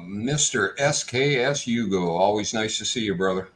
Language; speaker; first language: English; native; English